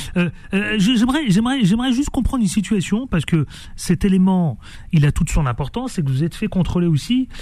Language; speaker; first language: French; native; French